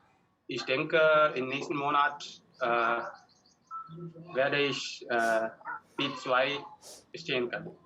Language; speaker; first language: German; non-native, learner; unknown